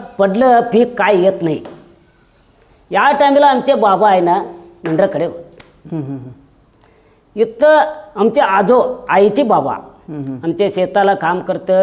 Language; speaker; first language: Marathi; native; Marathi